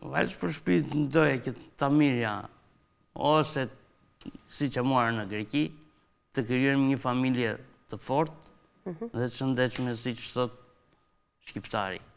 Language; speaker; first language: Albanian; native; Albanian